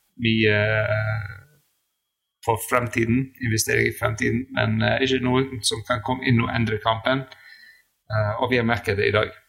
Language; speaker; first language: Norwegian; non-native, fluent; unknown